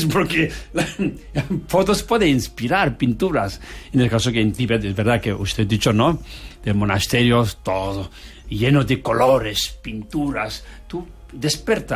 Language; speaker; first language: Spanish; non-native, learner; Tibetan